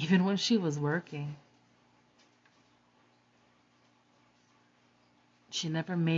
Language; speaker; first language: English; native; English